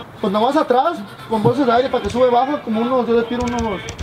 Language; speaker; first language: Spanish; early bilingual, heritage; Spanish